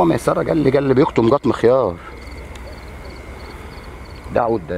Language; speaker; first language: Arabic; native; Arabic